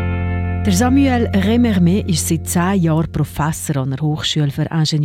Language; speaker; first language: German; native; German